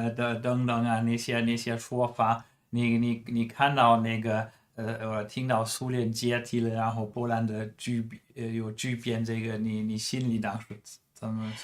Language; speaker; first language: Chinese; non-native, fluent; German